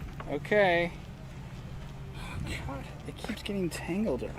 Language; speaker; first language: English; native; English